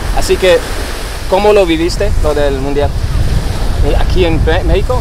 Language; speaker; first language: Spanish; non-native, fluent; English